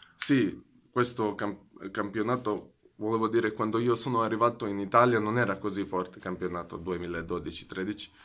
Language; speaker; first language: Italian; non-native, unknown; Serbian